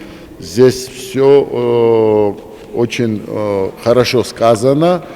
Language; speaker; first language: Russian; non-native, fluent; Georgian